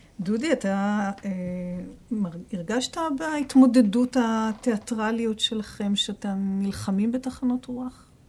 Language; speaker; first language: Hebrew; native; Hebrew